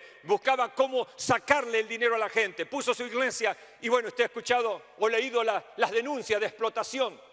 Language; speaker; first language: Spanish; native; Spanish